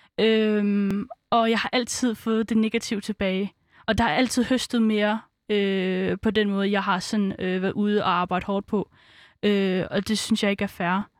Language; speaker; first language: Danish; early bilingual, other home language; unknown